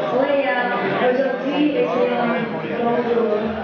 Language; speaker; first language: French; non-native, learner; English